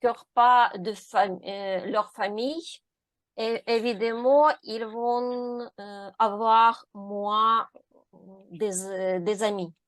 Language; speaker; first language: French; non-native, learner; Ukrainian